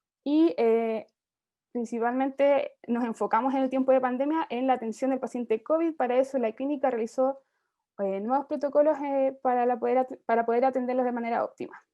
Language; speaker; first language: Spanish; native; Spanish